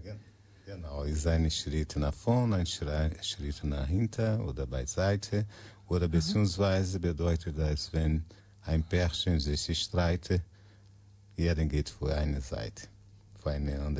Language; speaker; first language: German; non-native, learner; Portuguese